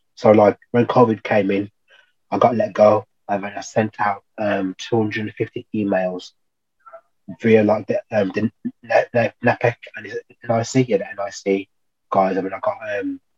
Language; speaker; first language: English; native; English